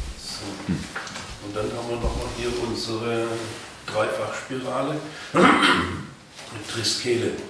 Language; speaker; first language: German; native; German